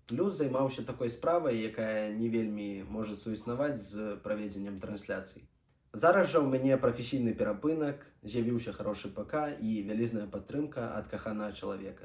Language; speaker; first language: Belarusian; non-native, local second language; Russian